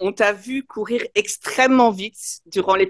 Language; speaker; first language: French; native; French